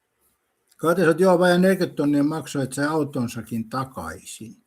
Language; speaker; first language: Finnish; native; Finnish